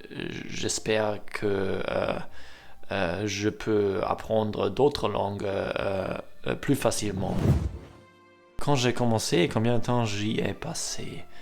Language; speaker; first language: French; non-native, learner; German